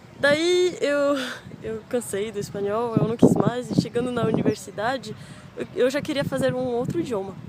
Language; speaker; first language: Portuguese; non-native, fluent; French